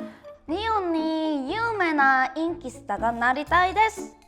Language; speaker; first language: Japanese; non-native, learner; Korean